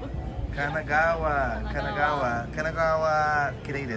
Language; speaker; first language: Japanese; non-native, learner; English